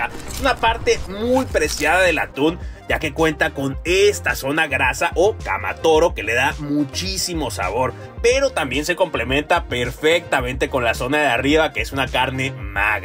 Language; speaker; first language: Spanish; native; Spanish